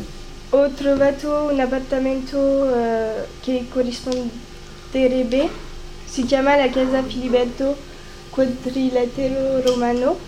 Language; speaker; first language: Italian; non-native, learner; French